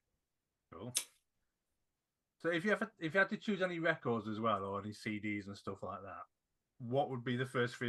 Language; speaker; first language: English; native; English